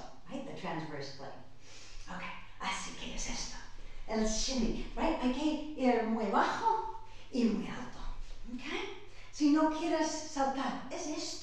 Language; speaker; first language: Spanish; non-native, fluent; English